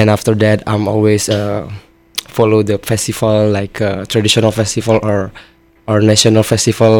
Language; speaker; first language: English; non-native, learner; Indonesian